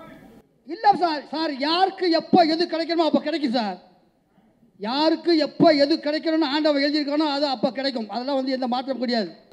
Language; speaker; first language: Tamil; native; Tamil